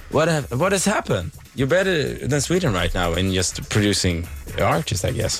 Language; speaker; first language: English; non-native, fluent; Swedish